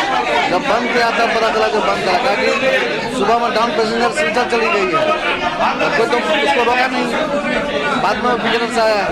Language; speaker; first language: Hindi; non-native, local second language; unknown